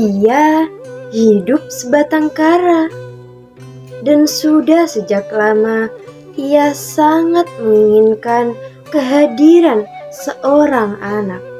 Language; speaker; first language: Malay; non-native, local second language; Javanese